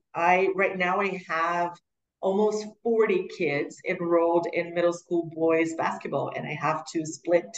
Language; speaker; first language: English; non-native, fluent; Portuguese